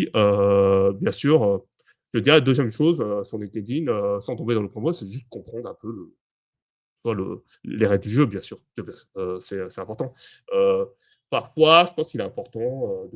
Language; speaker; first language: French; native; French